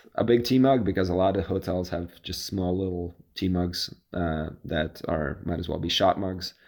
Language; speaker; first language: English; non-native, fluent; Latvian